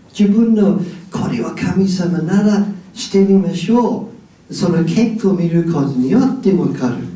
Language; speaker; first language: Japanese; non-native, fluent; English